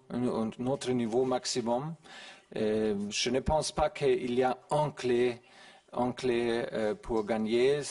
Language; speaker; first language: French; non-native, learner; German